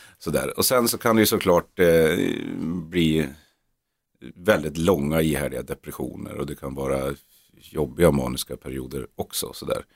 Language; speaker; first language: Swedish; native; Swedish